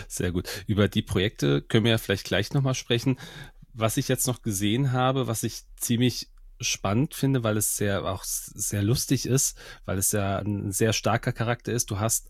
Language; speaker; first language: German; native; German